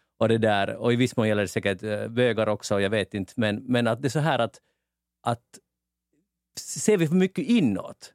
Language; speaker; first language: Swedish; native; Swedish